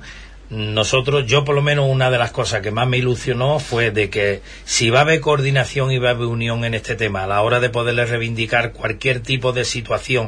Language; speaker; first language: Spanish; native; Spanish